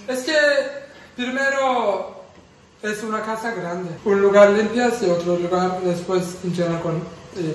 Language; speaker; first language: Spanish; non-native, fluent; Turkish